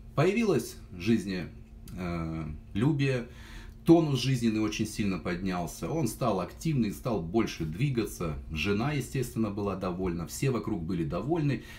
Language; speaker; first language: Russian; native; Russian